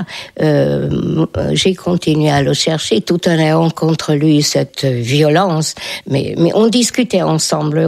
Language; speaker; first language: French; non-native, fluent; Hungarian